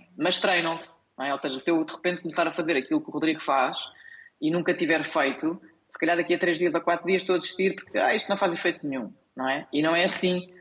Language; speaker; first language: Portuguese; native; Portuguese